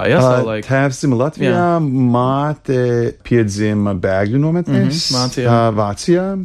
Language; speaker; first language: Latvian; early bilingual, heritage; Latvian